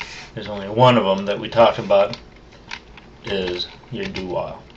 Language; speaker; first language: English; native; English